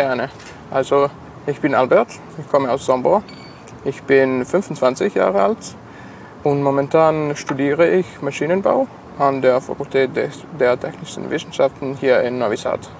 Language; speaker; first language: German; non-native, local second language; Serbian